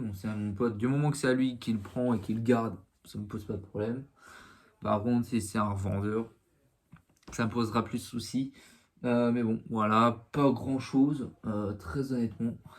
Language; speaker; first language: French; native; French